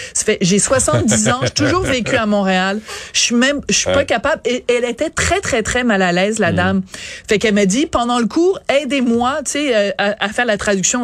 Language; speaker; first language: French; native; French